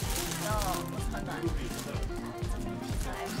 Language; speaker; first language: Korean; non-native, learner; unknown